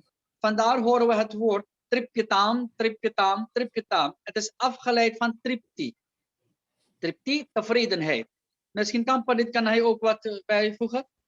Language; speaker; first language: Dutch; non-native, local second language; Caribbean Hindustani